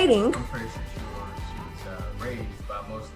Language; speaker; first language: English; native; English